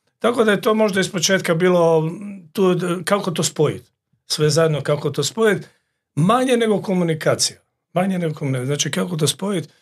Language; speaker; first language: Croatian; native; Croatian